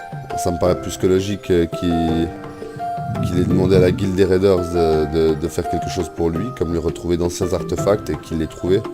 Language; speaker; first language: French; native; French